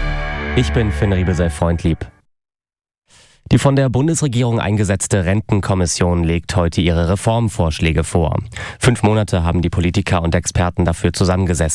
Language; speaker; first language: German; native; German